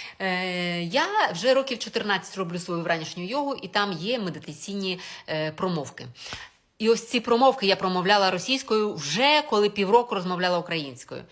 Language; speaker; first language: Ukrainian; non-native, local second language; Russian